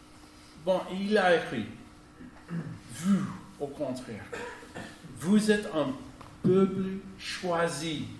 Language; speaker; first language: French; non-native, fluent; English